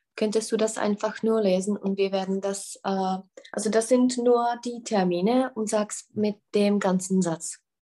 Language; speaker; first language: German; non-native, fluent; Czech